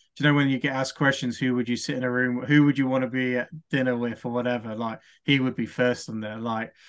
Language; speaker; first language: English; native; English